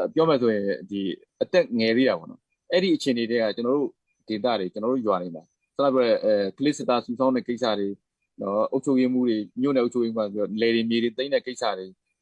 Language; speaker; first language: Burmese; native; Burmese